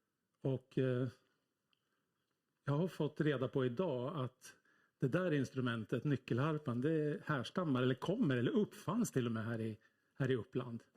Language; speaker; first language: Swedish; native; Swedish